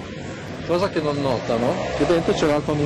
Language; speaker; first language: Italian; native; Italian